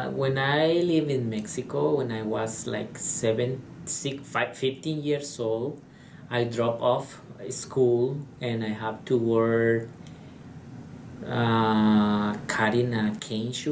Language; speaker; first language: English; non-native, learner; Spanish